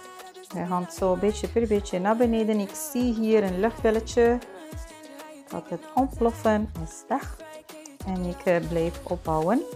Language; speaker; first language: Dutch; non-native, fluent; Spanish